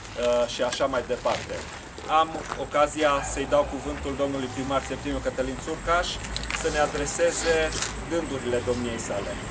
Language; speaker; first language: Romanian; native; Romanian